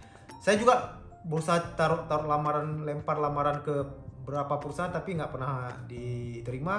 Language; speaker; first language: Indonesian; native; Indonesian